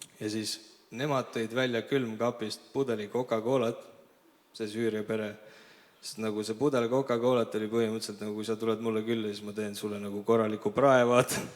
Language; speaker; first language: Estonian; early bilingual, other home language; Armenian